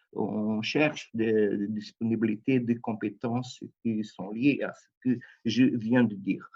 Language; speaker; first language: French; non-native, fluent; Portuguese